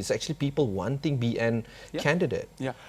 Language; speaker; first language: English; non-native, local second language; Malay